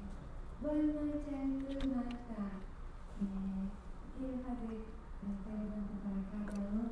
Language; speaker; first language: Portuguese; non-native, learner; Japanese